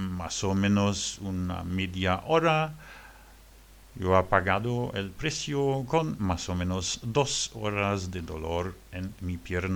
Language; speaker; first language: Spanish; non-native, learner; French